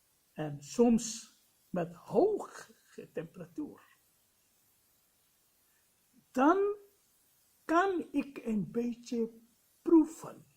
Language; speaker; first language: Dutch; non-native, fluent; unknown